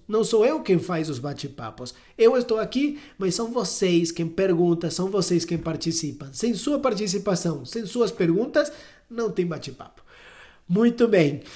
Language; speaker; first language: Portuguese; non-native, fluent; Spanish